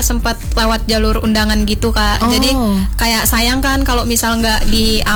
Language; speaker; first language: Indonesian; native; Indonesian